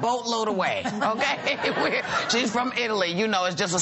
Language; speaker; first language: English; native; English